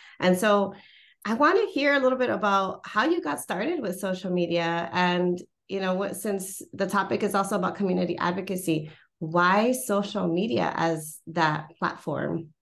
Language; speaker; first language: English; early bilingual, other home language; Spanish